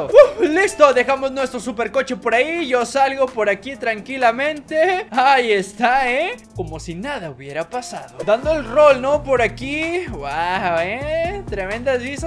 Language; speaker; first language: Spanish; native; Spanish